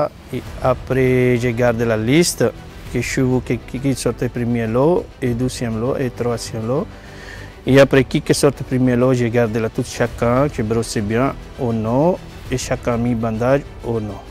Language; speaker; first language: French; non-native, learner; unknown